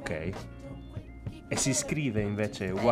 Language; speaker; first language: Italian; native; Italian